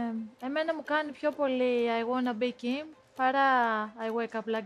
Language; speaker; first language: Greek; native; Greek